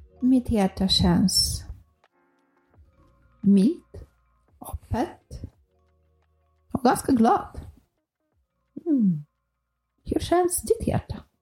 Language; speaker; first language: Swedish; non-native, fluent; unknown